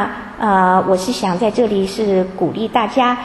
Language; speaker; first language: Chinese; native; Chinese